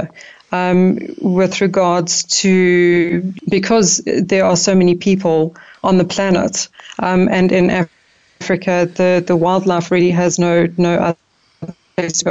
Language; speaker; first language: English; native; English